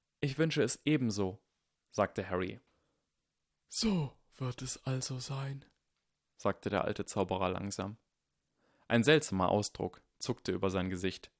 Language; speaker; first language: German; native; German